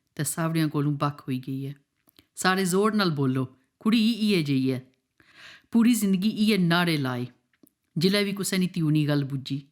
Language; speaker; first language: Urdu; non-native, local second language; Punjabi